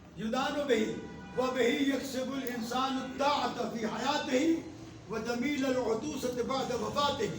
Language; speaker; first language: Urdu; non-native, local second language; Sindhi